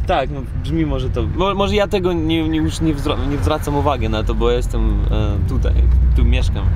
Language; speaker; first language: Polish; non-native, fluent; Russian